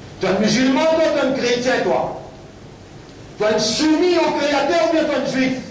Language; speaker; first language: French; non-native, local second language; Morisyen